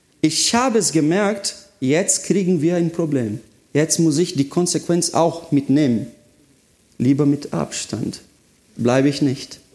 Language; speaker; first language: German; non-native, fluent; Portuguese